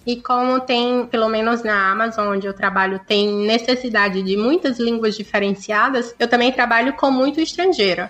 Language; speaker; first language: Portuguese; native; Portuguese